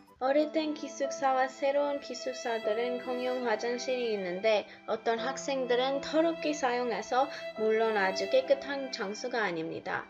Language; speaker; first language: Korean; non-native, learner; English